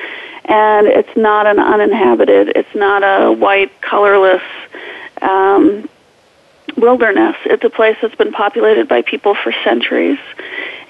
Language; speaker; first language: English; native; English